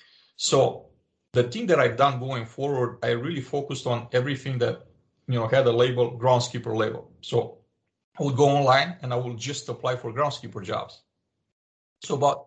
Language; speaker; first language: English; non-native, fluent; Romanian